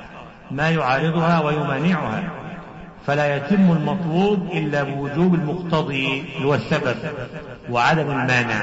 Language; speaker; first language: Arabic; native; Arabic